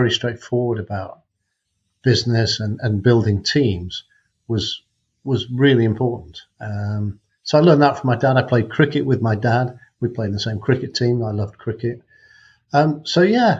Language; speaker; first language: English; native; English